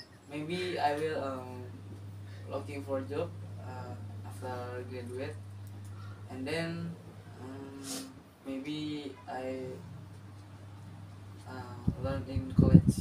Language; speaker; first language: English; non-native, learner; Indonesian